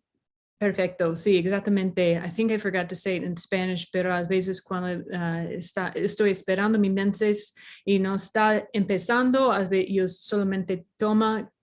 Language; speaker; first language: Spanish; non-native, fluent; English